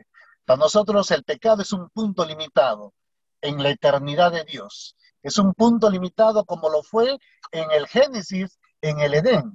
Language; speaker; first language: Spanish; native; Spanish